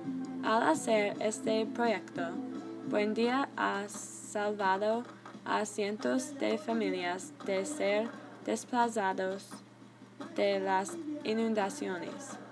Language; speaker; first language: Spanish; non-native, learner; English